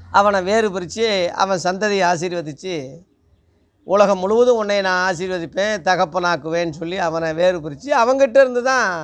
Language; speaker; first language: Tamil; non-native, local second language; Telugu